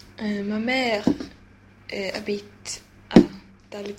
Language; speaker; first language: French; non-native, learner; Swedish